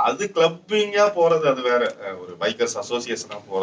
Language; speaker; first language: Tamil; native; Tamil